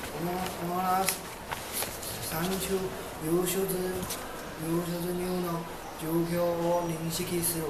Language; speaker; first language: Japanese; non-native, learner; Chinese